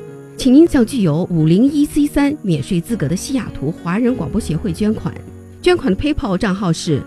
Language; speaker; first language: Chinese; native; Chinese